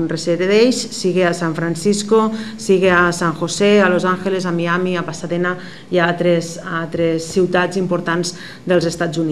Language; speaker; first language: Catalan; native; Catalan